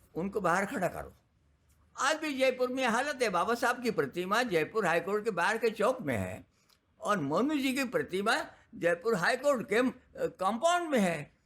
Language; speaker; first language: Hindi; non-native, local second language; Marathi